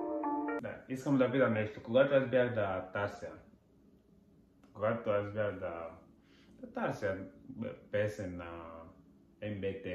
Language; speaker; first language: Bulgarian; non-native, learner; Portuguese